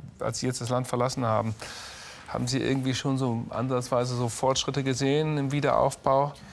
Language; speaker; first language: German; native; German